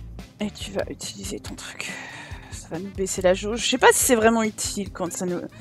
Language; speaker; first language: French; native; French